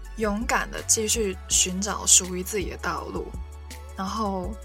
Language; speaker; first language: Chinese; non-native, local second language; Cantonese